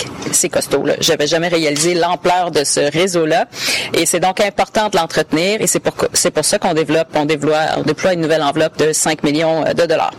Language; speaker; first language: French; native; French